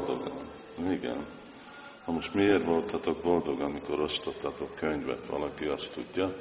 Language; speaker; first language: Hungarian; non-native, fluent; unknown